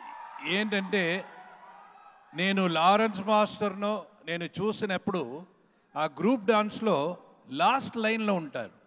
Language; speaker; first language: Telugu; non-native, learner; Tamil